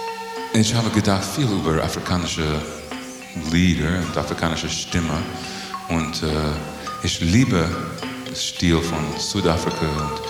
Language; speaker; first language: German; non-native, learner; English